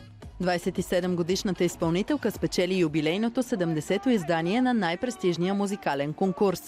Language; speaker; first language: Bulgarian; native; Bulgarian